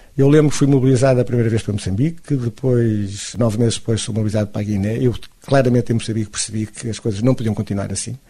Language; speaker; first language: Portuguese; native; Portuguese